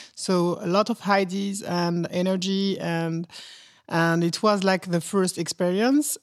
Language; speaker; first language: English; non-native, learner; French